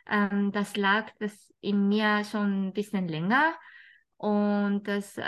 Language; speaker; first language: German; non-native, fluent; Japanese